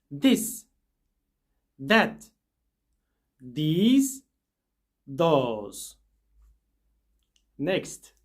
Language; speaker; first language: English; non-native, fluent; Turkish